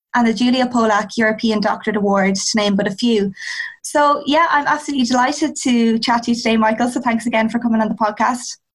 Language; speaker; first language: English; native; English